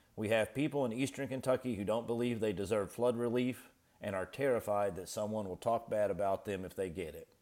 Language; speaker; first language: English; native; English